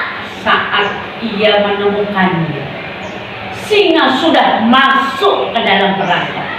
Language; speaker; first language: Indonesian; native; Indonesian